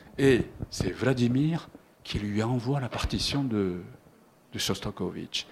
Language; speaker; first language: French; non-native, fluent; Japanese